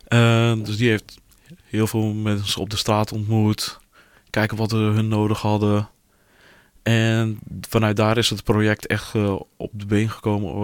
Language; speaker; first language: Dutch; non-native, learner; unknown